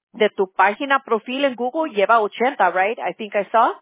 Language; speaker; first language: Spanish; early bilingual, other home language; English